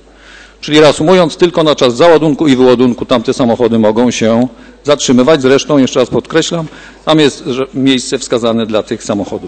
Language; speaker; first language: Polish; native; Polish